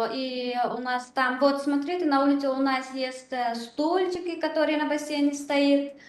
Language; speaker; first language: Russian; non-native, learner; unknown